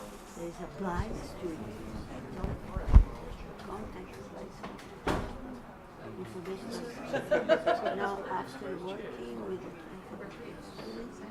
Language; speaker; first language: English; non-native, fluent; Portuguese